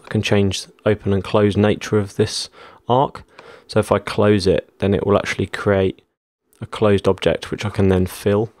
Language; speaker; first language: English; native; English